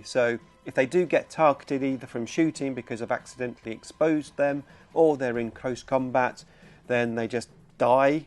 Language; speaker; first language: English; native; English